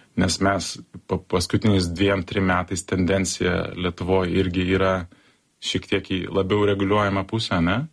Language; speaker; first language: Lithuanian; early bilingual, heritage; Lithuanian